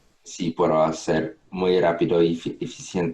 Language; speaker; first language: Spanish; non-native, learner; English